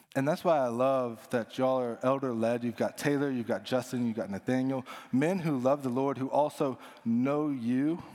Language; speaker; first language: English; native; English